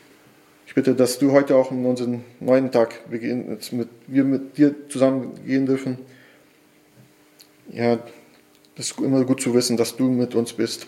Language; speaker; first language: German; non-native, fluent; Portuguese